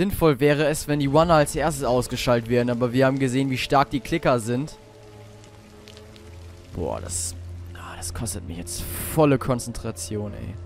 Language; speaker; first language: German; native; German